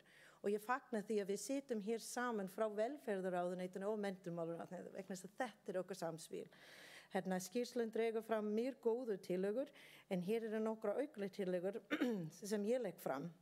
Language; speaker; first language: Icelandic; non-native, learner; English